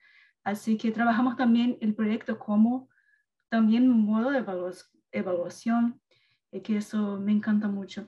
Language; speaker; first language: Spanish; non-native, learner; Portuguese